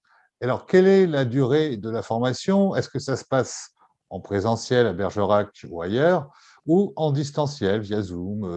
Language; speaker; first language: French; native; French